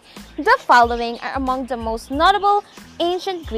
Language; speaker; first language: English; non-native, local second language; Cebuano